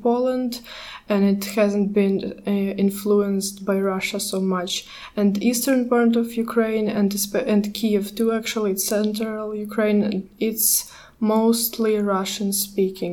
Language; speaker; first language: English; non-native, fluent; Ukrainian